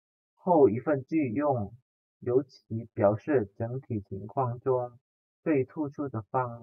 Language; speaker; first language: Chinese; non-native, fluent; Indonesian